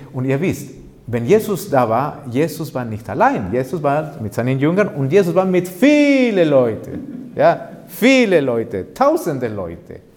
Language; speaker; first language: German; non-native, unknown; Spanish